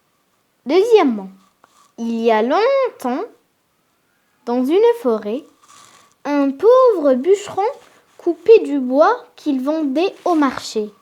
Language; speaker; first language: French; non-native, local second language; Arabic